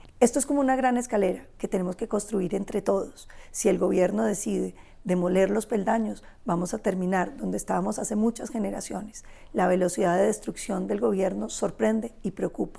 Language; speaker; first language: Spanish; native; Spanish